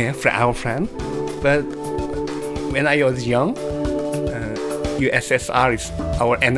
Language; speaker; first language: English; non-native, learner; Korean